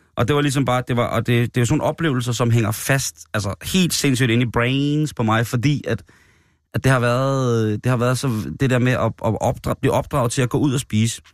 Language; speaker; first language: Danish; native; Danish